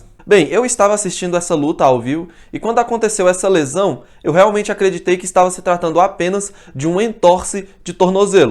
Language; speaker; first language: Portuguese; native; Portuguese